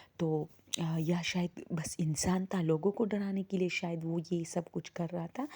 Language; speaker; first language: Urdu; non-native, local second language; Pashto